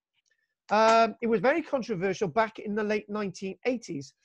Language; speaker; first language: English; native; English